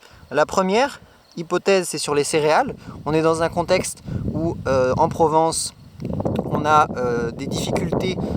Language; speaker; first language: French; native; French